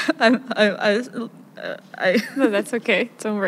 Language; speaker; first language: English; non-native, fluent; Serbian